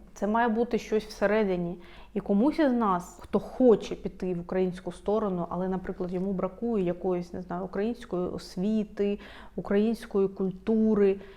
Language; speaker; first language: Ukrainian; non-native, local second language; Russian